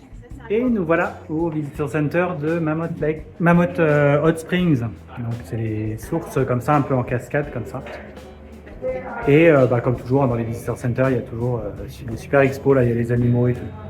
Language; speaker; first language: French; native; French